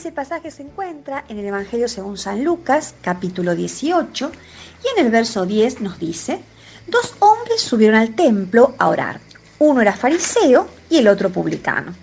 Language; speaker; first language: Spanish; native; Spanish